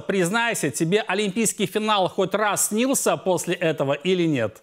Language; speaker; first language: Russian; native; Russian